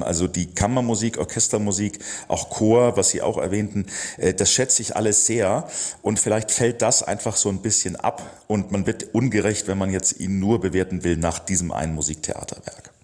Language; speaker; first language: German; native; German